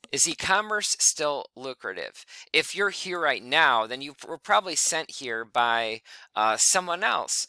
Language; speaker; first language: English; native; English